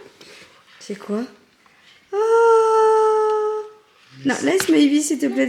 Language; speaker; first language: French; native; French